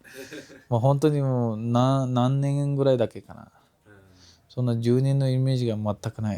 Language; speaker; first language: Japanese; non-native, fluent; Kashmiri